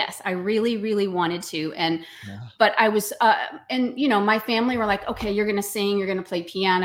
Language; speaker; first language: English; native; English